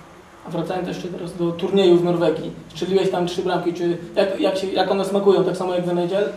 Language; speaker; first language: Polish; native; Polish